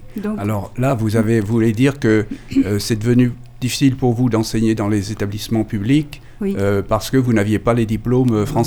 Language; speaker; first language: French; native; French